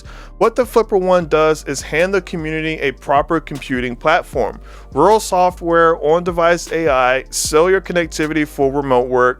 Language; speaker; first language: English; native; English